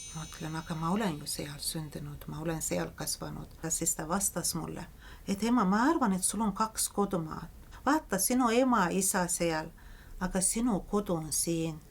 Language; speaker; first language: Estonian; non-native, fluent; Azerbaijani